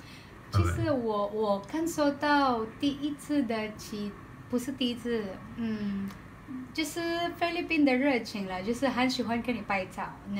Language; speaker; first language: Chinese; non-native, learner; Filipino